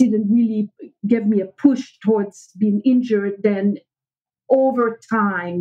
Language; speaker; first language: English; non-native, fluent; French